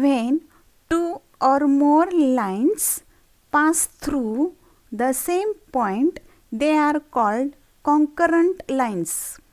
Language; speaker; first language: English; non-native, local second language; Marathi